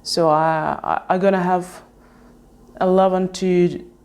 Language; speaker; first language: English; non-native, fluent; Russian